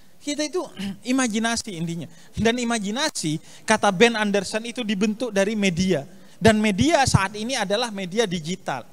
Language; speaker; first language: Indonesian; native; Indonesian